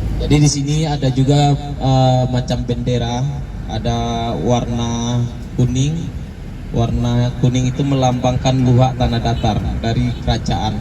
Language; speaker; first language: Malay; non-native, local second language; Minangkabau